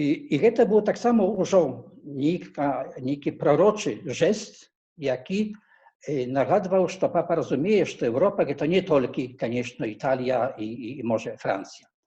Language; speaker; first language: Polish; non-native, learner; Belarusian